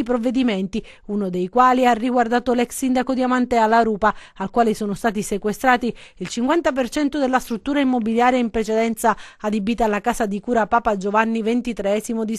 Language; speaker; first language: Italian; native; Italian